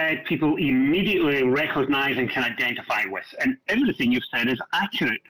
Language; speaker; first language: English; native; English